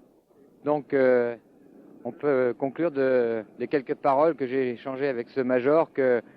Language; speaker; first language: French; native; French